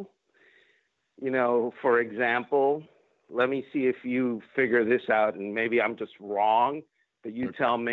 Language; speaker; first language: English; non-native, fluent; Spanish